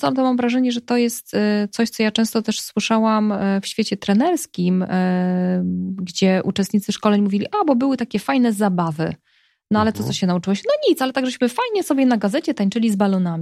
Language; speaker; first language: Polish; native; Polish